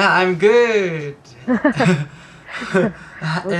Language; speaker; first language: English; non-native, learner; Japanese